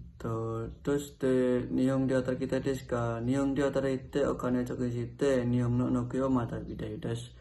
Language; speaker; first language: Japanese; non-native, learner; Indonesian